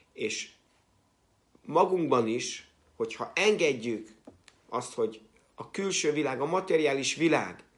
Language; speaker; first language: Hungarian; native; Hungarian